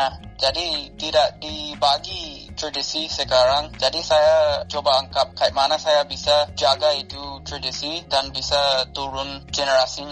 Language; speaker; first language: Indonesian; non-native, fluent; English